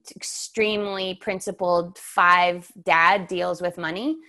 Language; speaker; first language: English; native; English